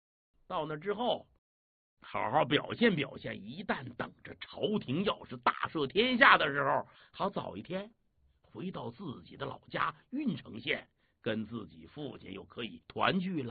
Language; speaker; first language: Chinese; native; Chinese